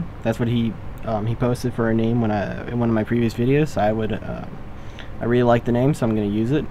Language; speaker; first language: English; native; English